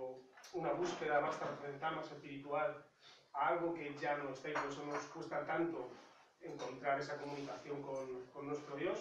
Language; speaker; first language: Spanish; native; Spanish